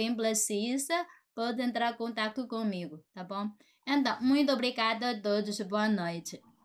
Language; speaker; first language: Portuguese; non-native, fluent; Chinese